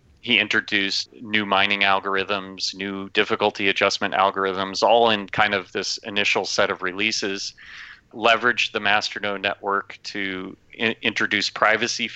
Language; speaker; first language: English; native; English